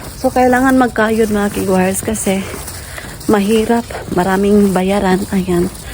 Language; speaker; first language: Filipino; non-native, local second language; Cebuano